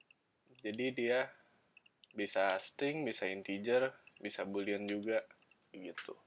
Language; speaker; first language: Indonesian; native; Indonesian